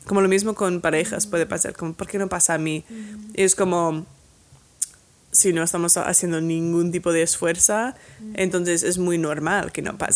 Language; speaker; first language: Spanish; non-native, fluent; English